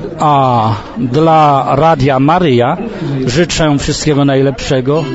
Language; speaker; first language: Polish; native; Polish